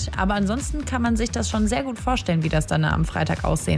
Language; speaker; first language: German; native; German